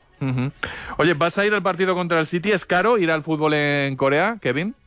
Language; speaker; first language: Spanish; native; Spanish